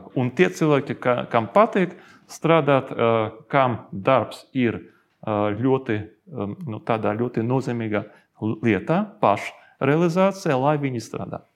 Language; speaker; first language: Latvian; non-native, local second language; Russian